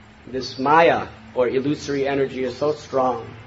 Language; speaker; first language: English; native; English